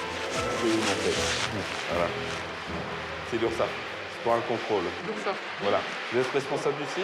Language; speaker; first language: French; native; French